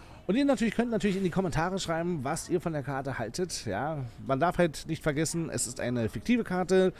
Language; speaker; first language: German; native; German